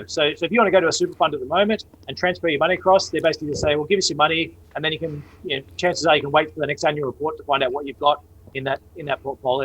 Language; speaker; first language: English; native; English